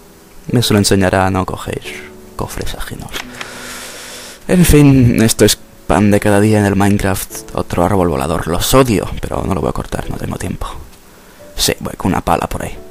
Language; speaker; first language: Spanish; native; Spanish